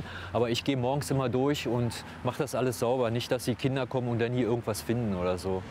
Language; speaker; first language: German; native; German